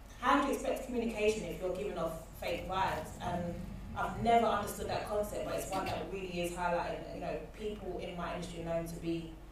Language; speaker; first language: English; native; English